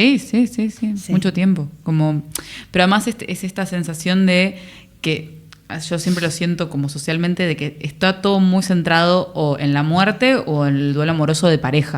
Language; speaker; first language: Spanish; native; Spanish